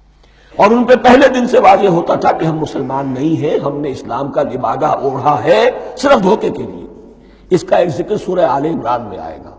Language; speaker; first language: Urdu; native; Urdu